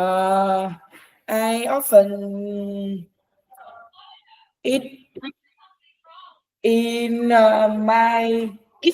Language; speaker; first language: English; non-native, learner; Vietnamese